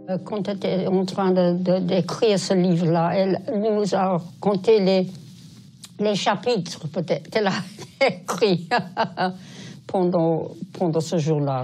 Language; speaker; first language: French; non-native, fluent; English